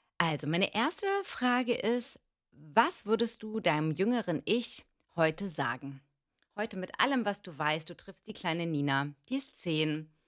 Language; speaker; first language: German; early bilingual, other home language; Greek